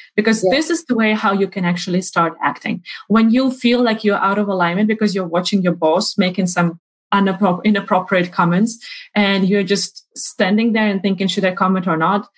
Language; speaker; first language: English; non-native, fluent; Ukrainian